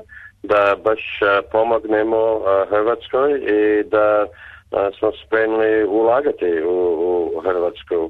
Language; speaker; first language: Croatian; early bilingual, heritage; Croatian